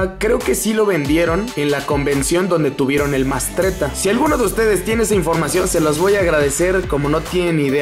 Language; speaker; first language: Spanish; native; Spanish